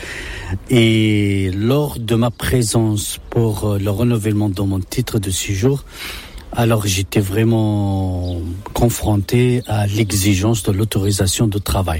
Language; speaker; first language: French; non-native, local second language; Arabic